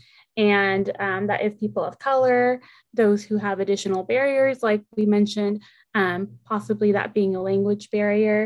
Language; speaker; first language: English; early bilingual, other home language; Spanish